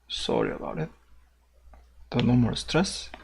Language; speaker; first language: English; non-native, fluent; Korean